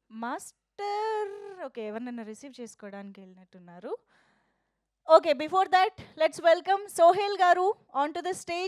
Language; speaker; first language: Telugu; native; Telugu